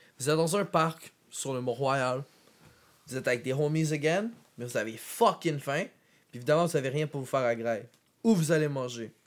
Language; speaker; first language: French; native; French